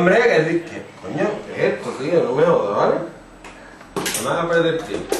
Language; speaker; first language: Spanish; native; Spanish